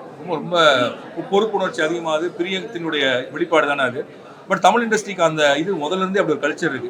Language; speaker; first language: Tamil; native; Tamil